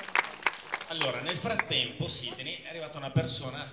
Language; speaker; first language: Italian; native; Italian